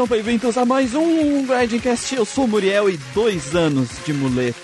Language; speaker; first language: Portuguese; native; Portuguese